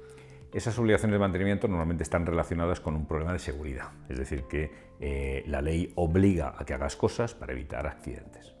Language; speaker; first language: Spanish; native; Spanish